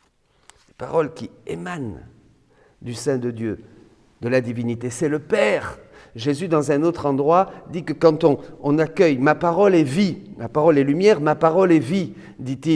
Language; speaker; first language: French; native; French